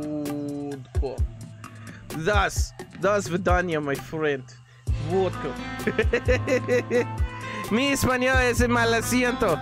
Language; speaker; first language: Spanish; non-native, learner; English